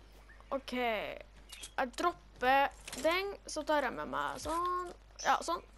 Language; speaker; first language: Norwegian; native; Norwegian